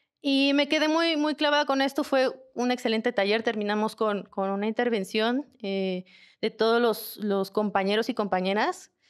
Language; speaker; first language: Spanish; native; Spanish